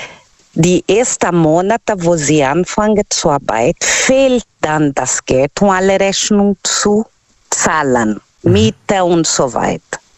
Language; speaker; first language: German; non-native, learner; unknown